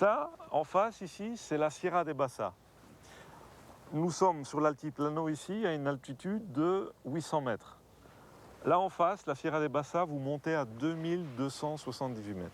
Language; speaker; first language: French; native; French